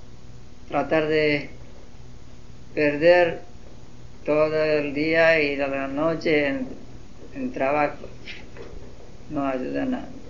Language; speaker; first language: Spanish; non-native, learner; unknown